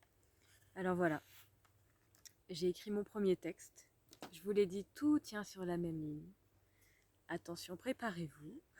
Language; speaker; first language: French; native; French